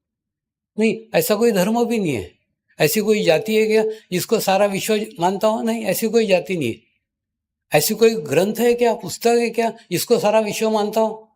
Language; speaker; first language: Hindi; native; Hindi